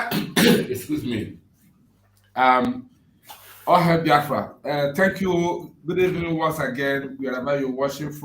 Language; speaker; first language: English; non-native, local second language; Igbo